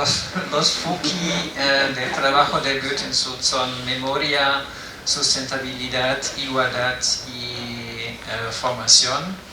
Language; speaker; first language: Spanish; non-native, fluent; German